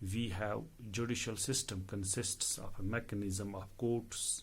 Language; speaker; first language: English; non-native, local second language; Hindi